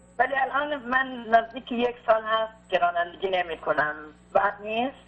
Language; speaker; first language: Persian; non-native, learner; Arabic